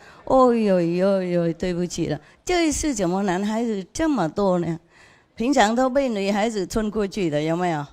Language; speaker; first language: Chinese; non-native, fluent; Vietnamese